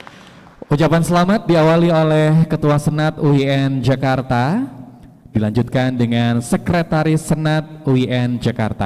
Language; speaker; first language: Indonesian; native; Indonesian